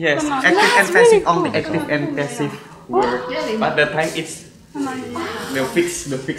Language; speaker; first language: English; non-native, learner; Indonesian